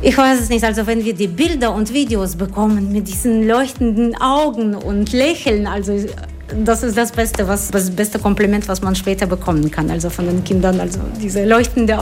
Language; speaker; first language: German; non-native, fluent; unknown